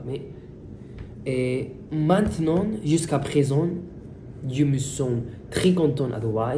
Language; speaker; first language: French; non-native, fluent; Spanish